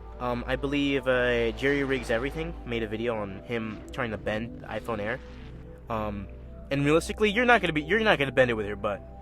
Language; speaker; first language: English; native; English